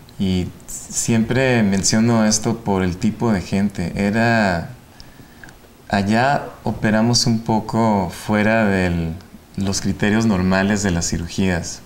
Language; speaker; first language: Spanish; native; Spanish